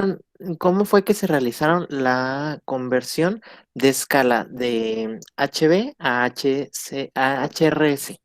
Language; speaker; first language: Spanish; native; Spanish